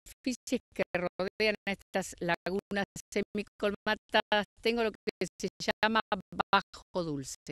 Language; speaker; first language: Spanish; native; Spanish